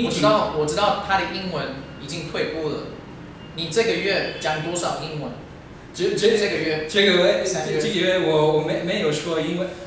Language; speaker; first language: Chinese; non-native, fluent; English